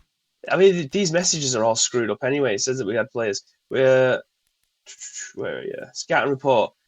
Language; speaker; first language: English; native; English